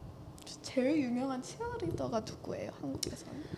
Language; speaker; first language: Korean; early bilingual, heritage; Korean